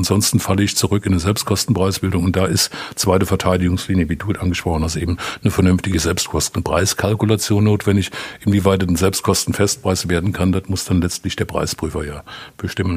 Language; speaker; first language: German; native; German